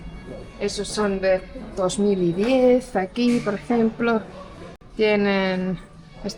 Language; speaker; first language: Spanish; non-native, fluent; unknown